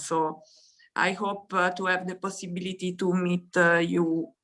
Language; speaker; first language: English; non-native, fluent; Italian